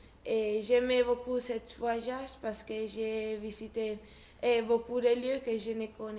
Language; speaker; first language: French; non-native, learner; Spanish